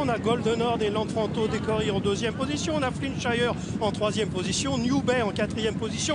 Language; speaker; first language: French; native; French